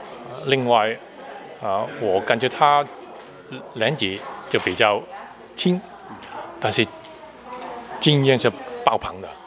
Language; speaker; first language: Chinese; non-native, fluent; Cantonese